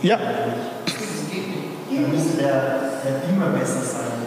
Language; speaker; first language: German; non-native, fluent; Spanish